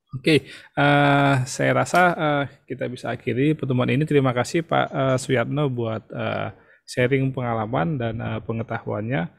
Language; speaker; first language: Indonesian; native; Indonesian